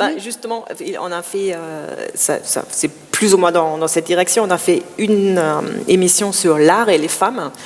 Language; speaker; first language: French; non-native, fluent; German